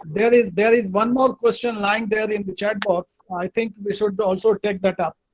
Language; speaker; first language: English; non-native, local second language; Hindi